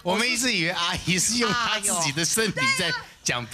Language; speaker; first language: Chinese; native; Chinese